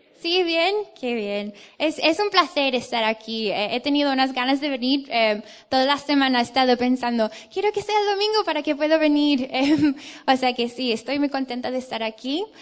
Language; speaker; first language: Spanish; non-native, fluent; English